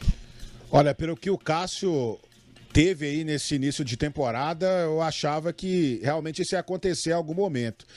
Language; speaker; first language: Portuguese; native; Portuguese